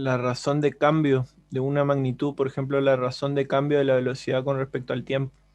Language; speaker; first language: Spanish; native; Spanish